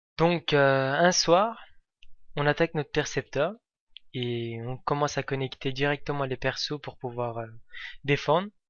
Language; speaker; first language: French; native; French